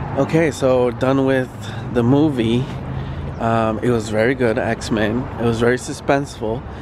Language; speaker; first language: English; native; English